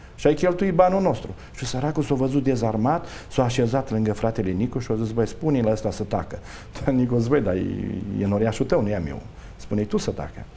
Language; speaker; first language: Romanian; native; Romanian